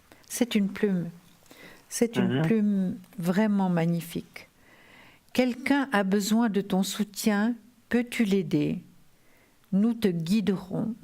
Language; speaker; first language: French; native; French